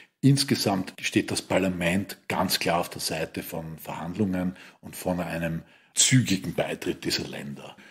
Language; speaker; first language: German; native; German